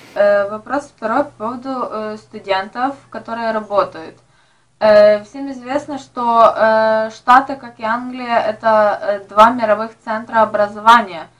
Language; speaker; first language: Russian; non-native, local second language; Ukrainian